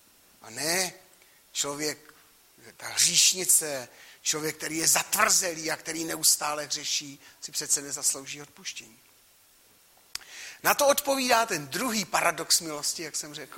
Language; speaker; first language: Czech; native; Czech